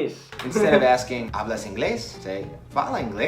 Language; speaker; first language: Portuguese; non-native, fluent; English